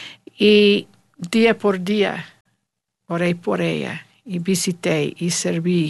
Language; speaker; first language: Spanish; non-native, learner; English